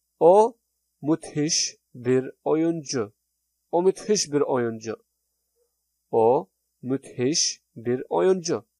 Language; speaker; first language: Turkish; non-native, fluent; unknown